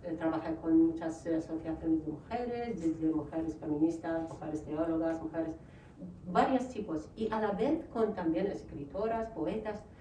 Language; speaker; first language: Spanish; non-native, fluent; Arabic